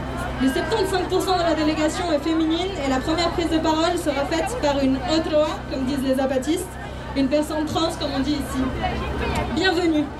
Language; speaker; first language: French; native; French